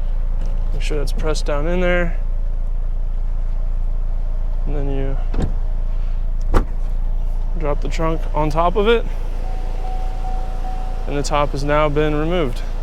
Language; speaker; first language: English; native; English